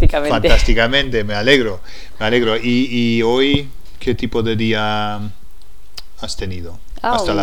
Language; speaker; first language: Spanish; non-native, learner; English